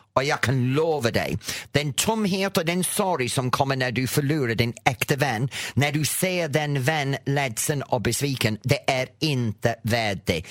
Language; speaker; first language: Swedish; non-native, fluent; English